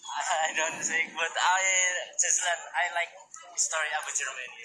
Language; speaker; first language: English; non-native, learner; Indonesian